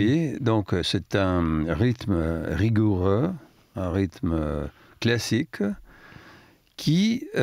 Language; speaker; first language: French; non-native, fluent; Italian